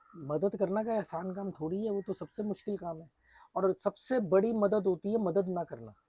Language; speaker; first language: Hindi; native; Hindi